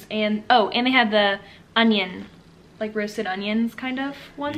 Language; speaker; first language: English; native; English